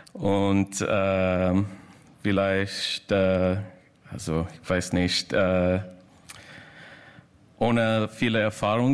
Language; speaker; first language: German; non-native, fluent; English